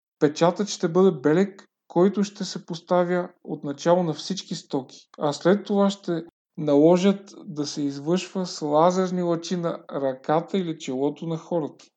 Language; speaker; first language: Bulgarian; native; Bulgarian